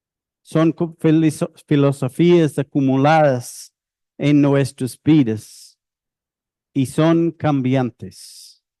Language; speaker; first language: Spanish; non-native, fluent; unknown